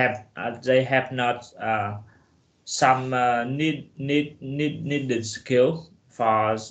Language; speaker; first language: English; non-native, learner; Vietnamese